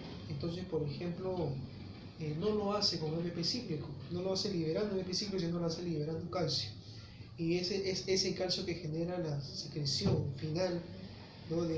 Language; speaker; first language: Spanish; native; Spanish